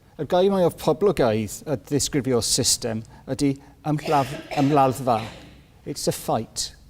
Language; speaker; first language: Welsh; non-native, learner; English